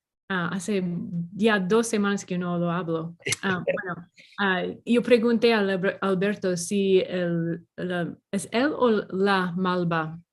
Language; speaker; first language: Spanish; non-native, learner; English